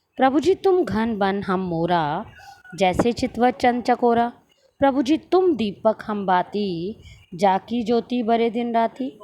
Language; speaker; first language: Hindi; native; Hindi